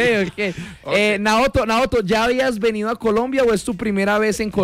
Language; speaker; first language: Spanish; native; Spanish